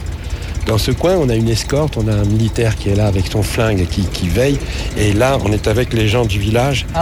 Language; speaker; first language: French; native; French